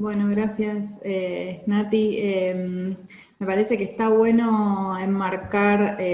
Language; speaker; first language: Spanish; native; Spanish